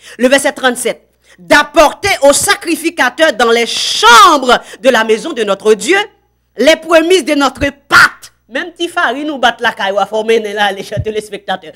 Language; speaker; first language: French; non-native, local second language; Haitian Creole